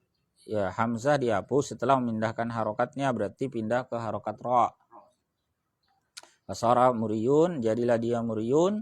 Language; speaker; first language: Indonesian; native; Indonesian